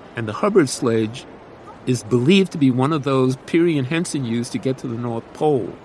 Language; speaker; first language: English; native; English